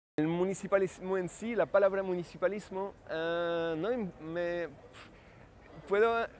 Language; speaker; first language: Spanish; non-native, fluent; French